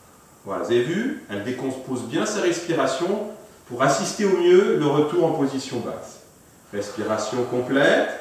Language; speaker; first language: French; native; French